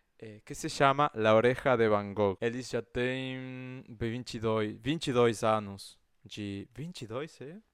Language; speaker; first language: Portuguese; non-native, fluent; Spanish